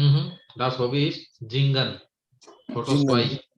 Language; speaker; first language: German; non-native, fluent; Hindi